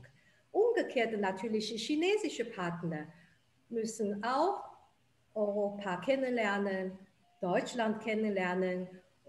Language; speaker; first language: German; non-native, fluent; Chinese